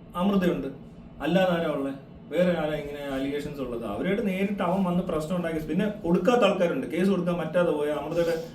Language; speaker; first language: Malayalam; native; Malayalam